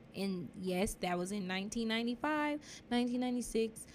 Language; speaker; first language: English; native; English